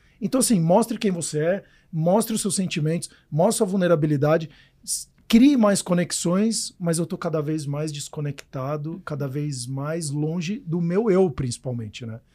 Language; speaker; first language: Portuguese; native; Portuguese